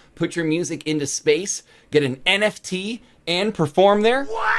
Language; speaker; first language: English; native; English